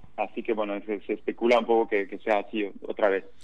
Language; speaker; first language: Spanish; non-native, fluent; French